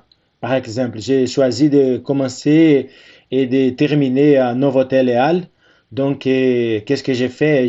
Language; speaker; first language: French; non-native, fluent; Portuguese